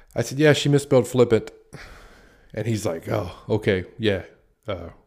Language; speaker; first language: English; native; English